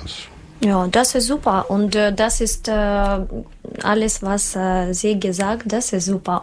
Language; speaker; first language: German; non-native, learner; Russian